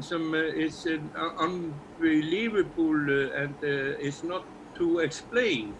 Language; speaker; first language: English; non-native, learner; Icelandic